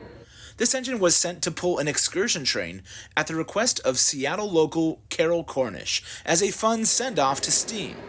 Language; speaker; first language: English; native; English